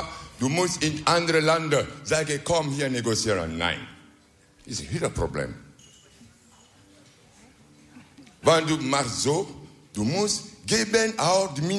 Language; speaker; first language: Dutch; non-native, learner; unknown